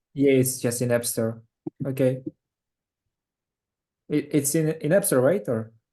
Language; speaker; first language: English; non-native, fluent; Russian